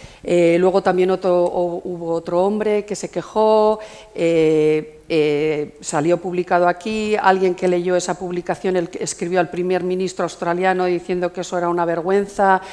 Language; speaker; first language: Spanish; native; Spanish